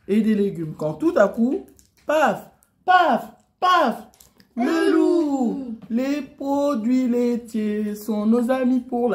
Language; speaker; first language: French; native; French